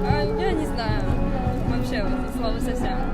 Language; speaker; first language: Russian; native; Russian